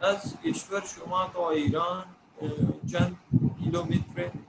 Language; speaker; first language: Persian; non-native, learner; Urdu